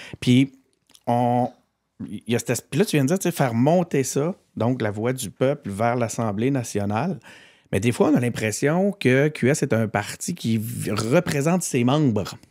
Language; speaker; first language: French; native; French